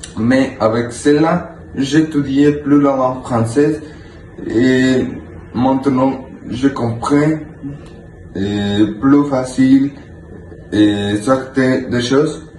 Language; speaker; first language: French; non-native, learner; Spanish